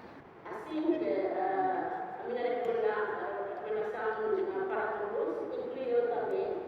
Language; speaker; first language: Portuguese; non-native, learner; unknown